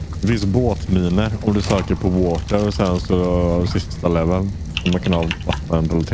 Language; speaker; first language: Swedish; native; Swedish